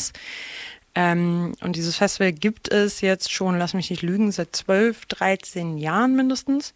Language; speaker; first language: German; native; German